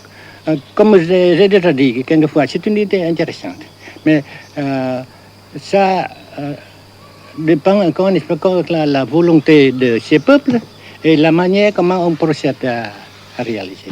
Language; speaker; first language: French; non-native, local second language; Vietnamese